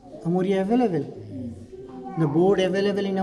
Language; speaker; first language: English; non-native, learner; Bangla